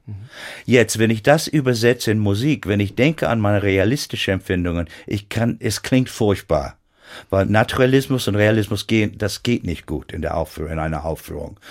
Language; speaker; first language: German; non-native, fluent; English